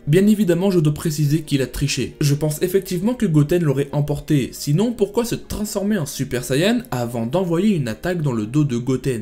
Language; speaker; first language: French; native; French